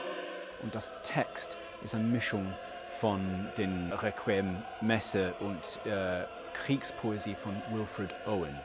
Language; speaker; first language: German; non-native, fluent; English